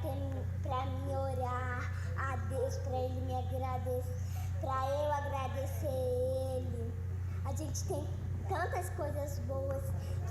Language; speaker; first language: Portuguese; non-native, local second language; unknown